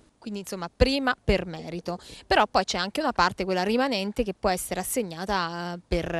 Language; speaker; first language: Italian; native; Italian